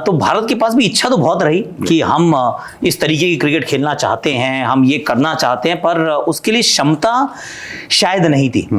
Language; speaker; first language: Hindi; native; Hindi